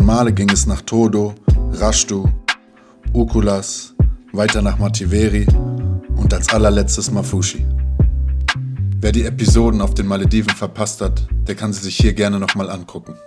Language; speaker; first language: German; native; German